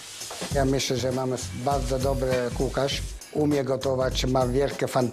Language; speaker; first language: Polish; non-native, learner; Italian